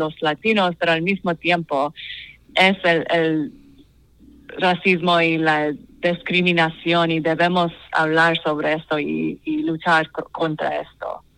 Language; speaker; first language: Spanish; non-native, fluent; English